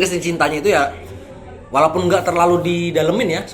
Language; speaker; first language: Indonesian; native; Indonesian